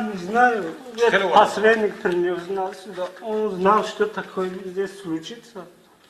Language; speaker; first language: Russian; non-native, learner; Tajik